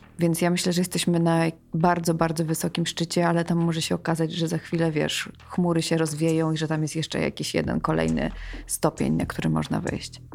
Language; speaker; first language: Polish; early bilingual, heritage; Polish